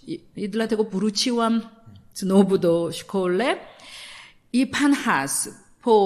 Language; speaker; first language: Polish; non-native, learner; Korean